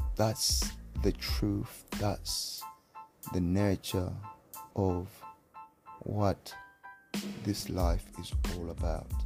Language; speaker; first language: English; non-native, local second language; Nyanja